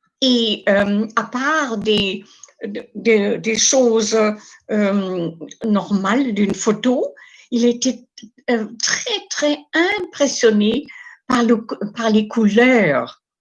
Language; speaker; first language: French; non-native, fluent; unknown